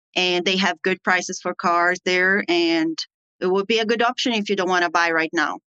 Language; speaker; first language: English; non-native, fluent; Portuguese